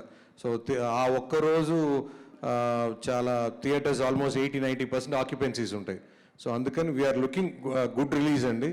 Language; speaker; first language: Telugu; native; Telugu